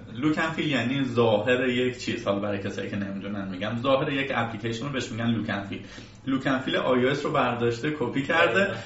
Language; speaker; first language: Persian; native; Persian